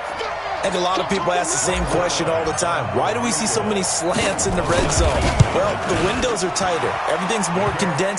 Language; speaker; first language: English; native; English